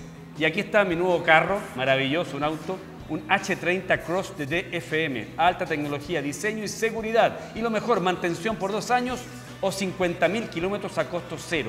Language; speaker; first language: Spanish; native; Spanish